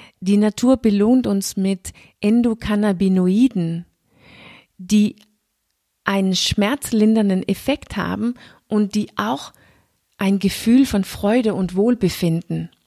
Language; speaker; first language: German; non-native, fluent; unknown